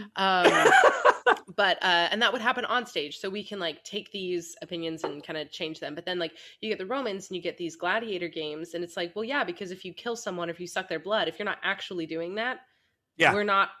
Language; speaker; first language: English; native; English